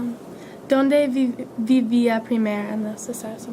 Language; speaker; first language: Spanish; non-native, learner; English